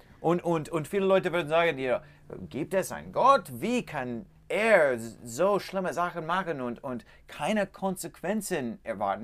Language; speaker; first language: German; non-native, learner; English